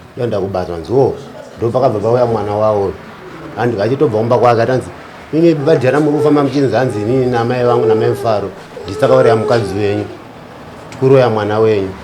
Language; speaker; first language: Shona; native; Shona